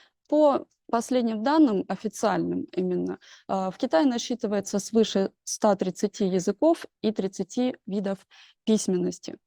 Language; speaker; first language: Russian; native; Russian